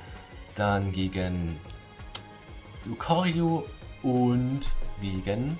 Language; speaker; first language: German; native; German